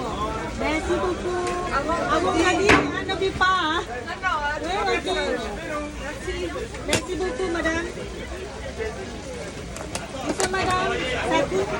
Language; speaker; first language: French; non-native, learner; Thai